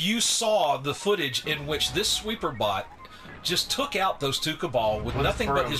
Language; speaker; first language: English; native; English